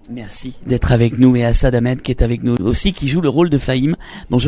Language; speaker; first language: French; native; French